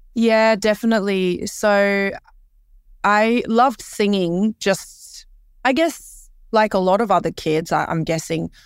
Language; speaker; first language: English; early bilingual, other home language; Korean